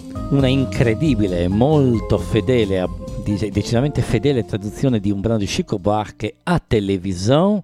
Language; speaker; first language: Italian; native; Italian